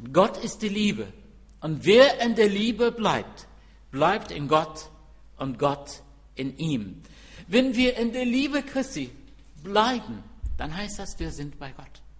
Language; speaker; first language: German; non-native, fluent; Arabic